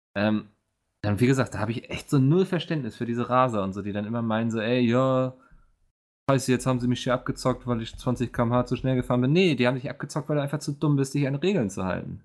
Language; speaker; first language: German; native; German